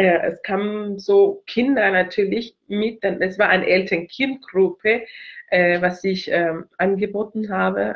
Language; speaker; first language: German; non-native, fluent; Spanish